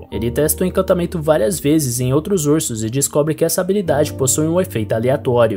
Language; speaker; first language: Portuguese; native; Portuguese